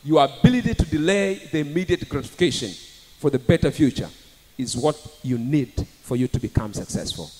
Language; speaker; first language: English; non-native, local second language; Swahili